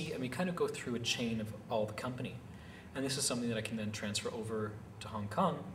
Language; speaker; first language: English; native; English